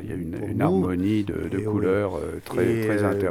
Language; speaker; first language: French; native; French